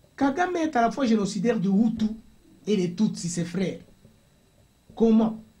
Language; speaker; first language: French; non-native, local second language; Swahili